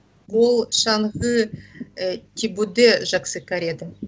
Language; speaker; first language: Kazakh; non-native, learner; Russian